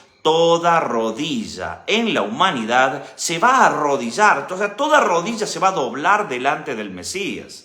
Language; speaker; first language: Spanish; native; Spanish